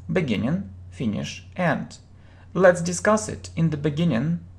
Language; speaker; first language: English; non-native, fluent; Russian